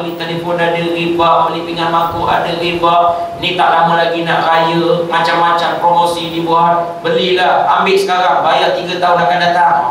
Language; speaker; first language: Malay; native; Malay